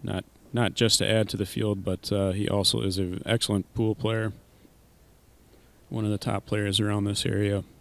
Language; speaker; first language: English; native; English